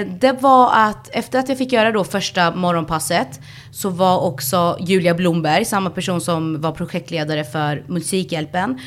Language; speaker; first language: Swedish; early bilingual, other home language; Spanish